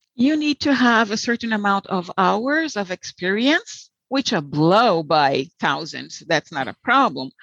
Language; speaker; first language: English; non-native, fluent; Portuguese